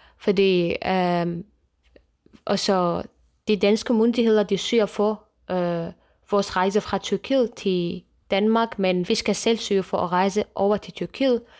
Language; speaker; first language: Danish; non-native, fluent; Kurdish